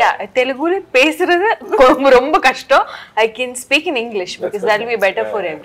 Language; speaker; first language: Telugu; non-native, learner; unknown